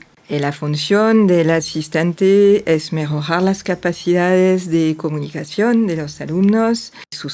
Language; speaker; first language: Spanish; non-native, fluent; French